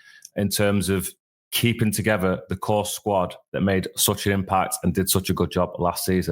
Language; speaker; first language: English; native; English